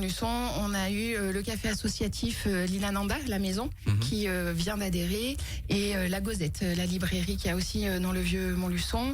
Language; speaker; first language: French; native; French